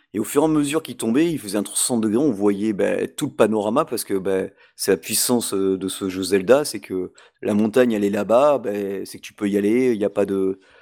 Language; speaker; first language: French; native; French